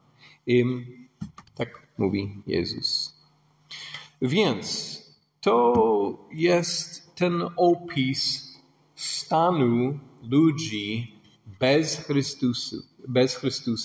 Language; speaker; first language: Polish; non-native, fluent; English